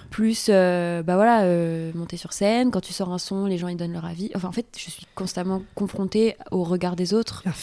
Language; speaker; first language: French; native; French